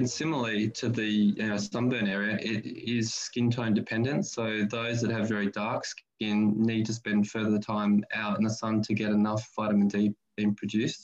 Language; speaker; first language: English; native; English